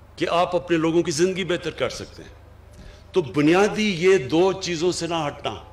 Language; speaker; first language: Urdu; native; Urdu